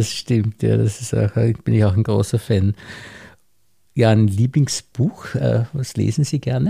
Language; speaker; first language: German; native; German